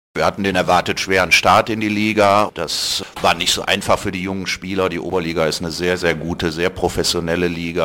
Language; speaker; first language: German; native; German